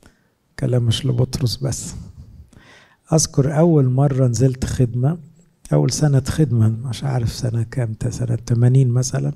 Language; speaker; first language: Arabic; native; Arabic